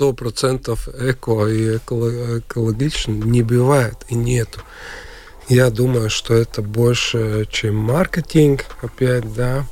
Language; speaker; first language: Russian; non-native, local second language; Latvian